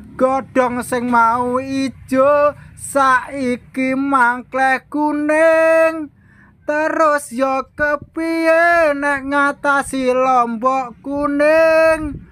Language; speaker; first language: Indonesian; non-native, local second language; Javanese